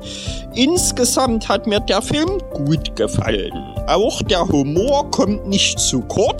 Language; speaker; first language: German; native; German